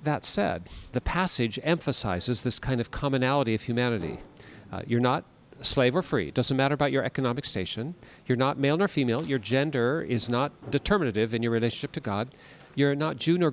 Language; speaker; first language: English; native; English